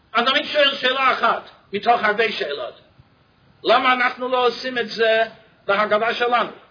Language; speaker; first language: Hebrew; non-native, fluent; English